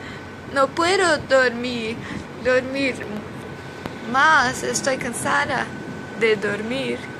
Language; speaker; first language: Spanish; non-native, learner; Portuguese